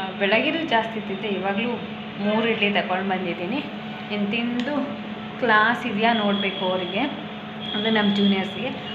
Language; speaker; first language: Kannada; non-native, local second language; Malayalam